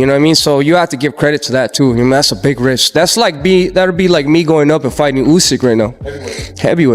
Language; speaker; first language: English; native; English